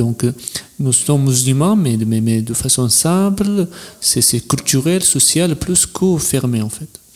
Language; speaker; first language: French; non-native, fluent; Arabic